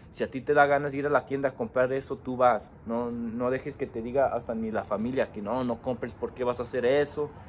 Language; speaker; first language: Spanish; early bilingual, heritage; Spanish